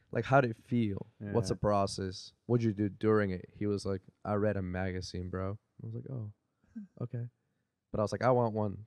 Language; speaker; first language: English; early bilingual, other home language; Spanish